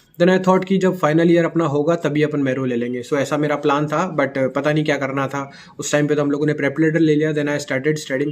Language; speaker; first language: Hindi; native; Hindi